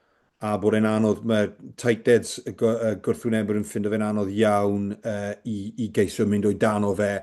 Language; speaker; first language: Welsh; native; Welsh